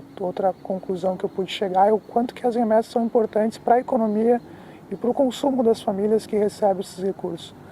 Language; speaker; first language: Portuguese; native; Portuguese